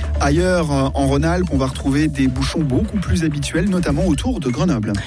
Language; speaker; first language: French; native; French